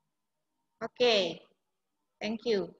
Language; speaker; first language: English; non-native, fluent; Indonesian